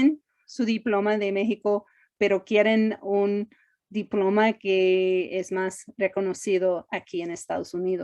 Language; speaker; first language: Spanish; non-native, fluent; English